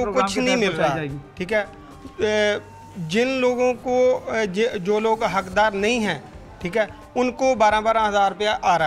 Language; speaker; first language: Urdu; non-native, local second language; Punjabi